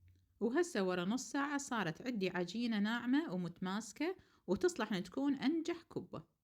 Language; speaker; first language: Arabic; native; Arabic